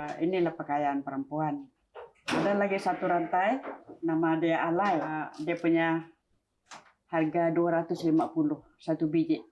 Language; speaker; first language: Malay; non-native, local second language; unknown